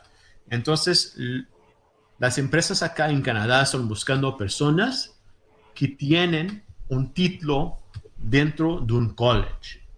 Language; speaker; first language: Spanish; non-native, fluent; Portuguese